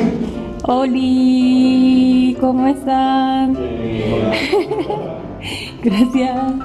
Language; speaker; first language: Spanish; non-native, fluent; Japanese